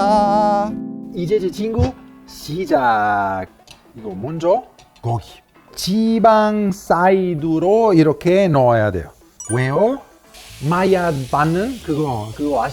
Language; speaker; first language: Korean; non-native, fluent; Italian